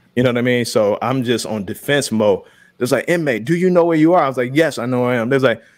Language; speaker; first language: English; native; English